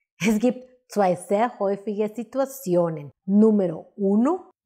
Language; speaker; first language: German; non-native, fluent; Spanish